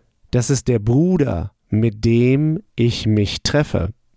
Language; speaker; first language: German; native; German